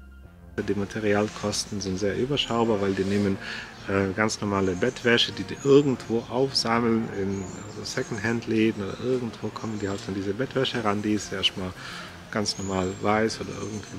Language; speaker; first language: German; non-native, fluent; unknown